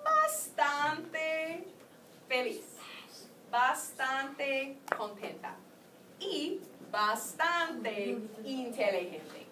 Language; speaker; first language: Spanish; non-native, fluent; English